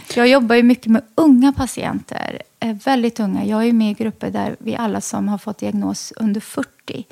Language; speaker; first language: Swedish; early bilingual, other home language; Arabic